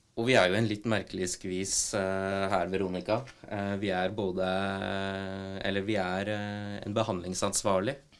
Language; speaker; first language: Norwegian; native; Norwegian